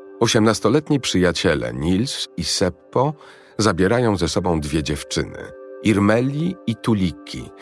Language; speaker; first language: Polish; native; Polish